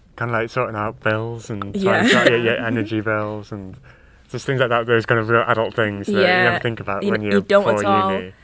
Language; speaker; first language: English; native; English